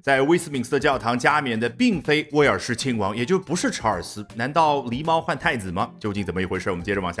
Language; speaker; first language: Chinese; native; Chinese